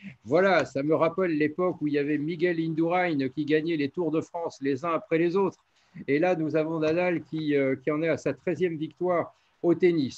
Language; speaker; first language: French; native; French